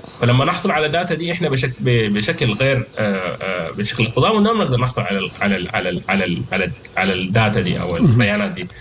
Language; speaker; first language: Arabic; native; Arabic